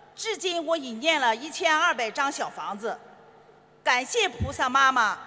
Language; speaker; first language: Chinese; native; Chinese